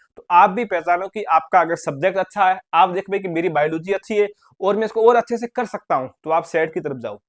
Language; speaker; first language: Hindi; native; Hindi